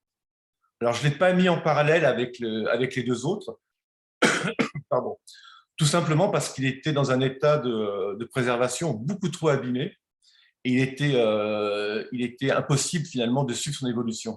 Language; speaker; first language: French; native; French